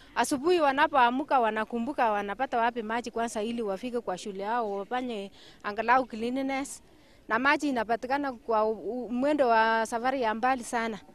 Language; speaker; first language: Swahili; non-native, local second language; Kalenjin